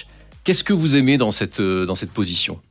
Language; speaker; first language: French; native; French